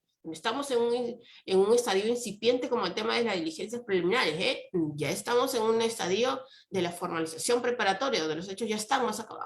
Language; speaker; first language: Spanish; native; Spanish